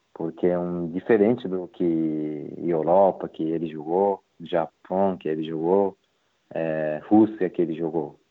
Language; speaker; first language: Portuguese; non-native, learner; Japanese